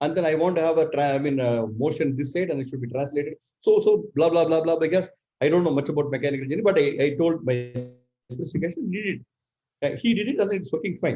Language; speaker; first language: English; non-native, local second language; Tamil